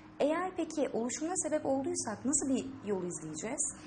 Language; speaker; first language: Turkish; native; Turkish